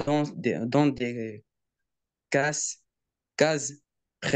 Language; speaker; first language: French; non-native, learner; Arabic